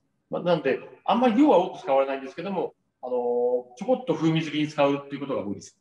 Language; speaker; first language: Japanese; native; Japanese